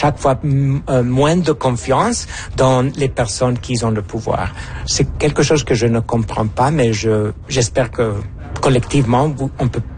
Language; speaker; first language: French; non-native, fluent; Spanish